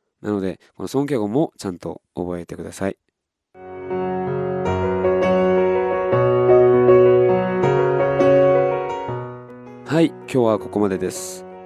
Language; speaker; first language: Japanese; non-native, fluent; Korean